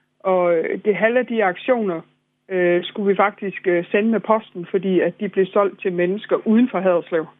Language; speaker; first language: Danish; native; Danish